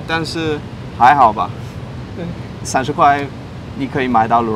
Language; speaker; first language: Chinese; non-native, fluent; English